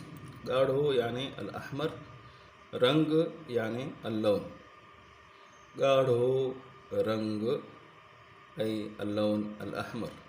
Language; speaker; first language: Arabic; non-native, fluent; Sindhi